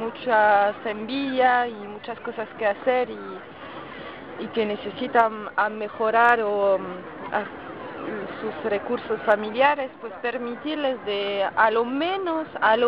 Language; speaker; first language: Spanish; non-native, fluent; French